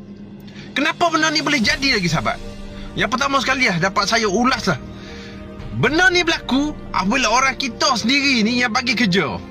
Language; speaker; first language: Malay; native; Malay